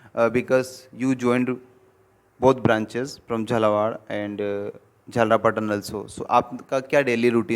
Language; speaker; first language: English; non-native, local second language; Hindi